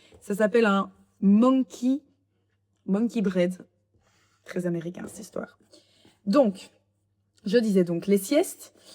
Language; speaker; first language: French; native; French